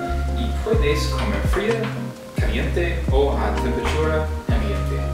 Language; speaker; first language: Spanish; non-native, learner; English